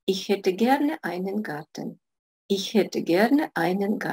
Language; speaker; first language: German; non-native, fluent; Russian